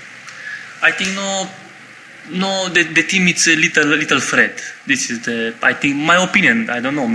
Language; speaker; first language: English; non-native, learner; Romanian